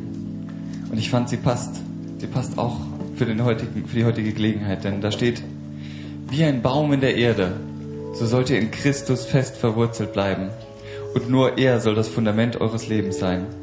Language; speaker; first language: German; native; German